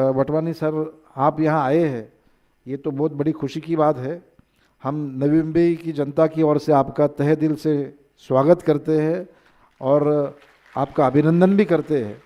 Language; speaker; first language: Hindi; non-native, local second language; Marathi